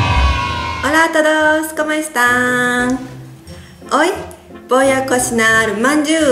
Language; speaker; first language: Spanish; non-native, learner; Japanese